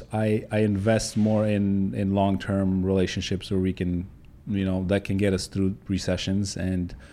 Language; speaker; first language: English; non-native, fluent; Polish